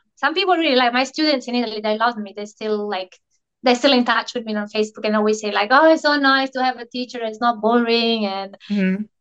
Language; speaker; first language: English; non-native, fluent; Italian